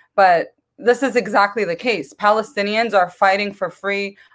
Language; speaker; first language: English; early bilingual, other home language; Arabic